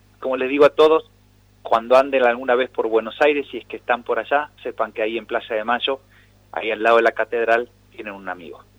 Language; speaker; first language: Spanish; native; Spanish